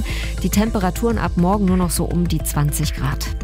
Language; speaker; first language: German; native; German